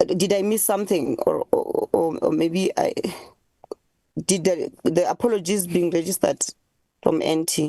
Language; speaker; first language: English; non-native, local second language; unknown